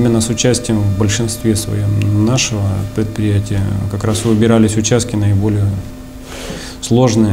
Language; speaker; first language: Russian; native; Russian